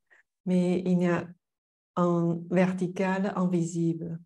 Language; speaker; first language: French; non-native, fluent; Chinese